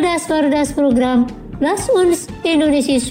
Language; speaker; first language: German; non-native, fluent; Indonesian